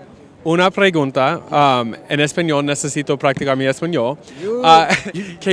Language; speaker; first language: Spanish; non-native, learner; English